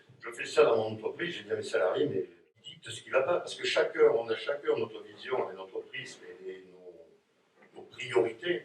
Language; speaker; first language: French; native; French